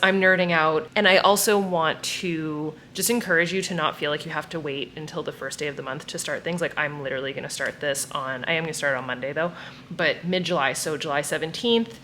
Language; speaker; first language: English; native; English